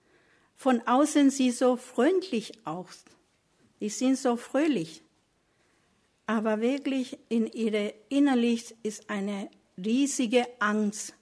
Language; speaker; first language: German; non-native, learner; Spanish